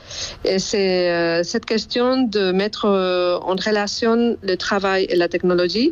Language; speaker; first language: French; non-native, fluent; Spanish